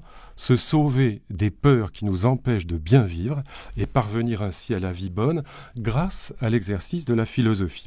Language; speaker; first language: French; native; French